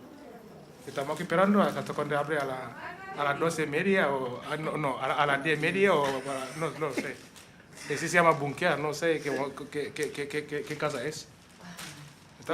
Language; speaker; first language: Spanish; non-native, learner; Wolof